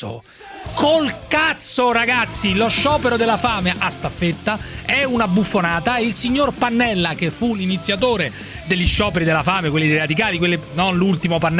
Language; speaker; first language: Italian; native; Italian